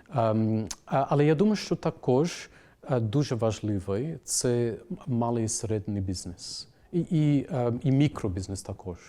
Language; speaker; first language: Ukrainian; non-native, fluent; English